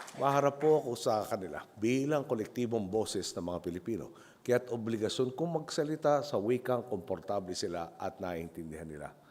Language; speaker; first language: Filipino; native; Filipino